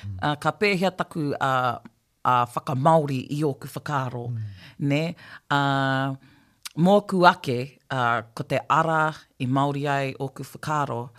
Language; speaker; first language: Māori; native; Māori